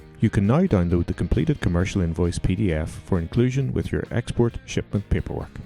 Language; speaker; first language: English; native; English